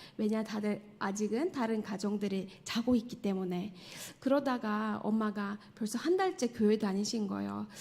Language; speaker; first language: Korean; non-native, fluent; Tajik